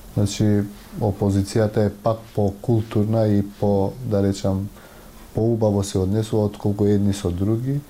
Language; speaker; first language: Macedonian; non-native, local second language; Albanian